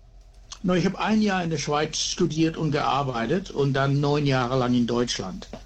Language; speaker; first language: German; early bilingual, heritage; German